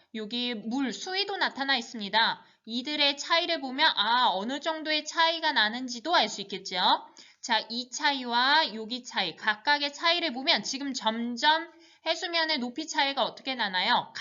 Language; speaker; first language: Korean; native; Korean